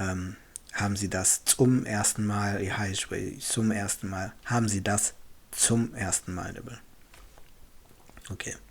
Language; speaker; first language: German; non-native, fluent; Tigrinya